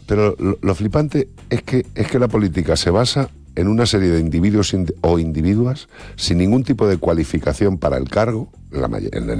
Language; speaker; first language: Spanish; native; Spanish